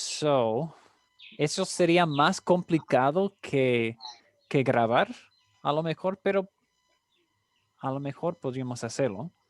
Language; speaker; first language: Spanish; non-native, fluent; English